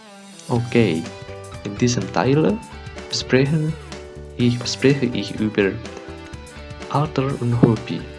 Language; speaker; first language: German; non-native, learner; Indonesian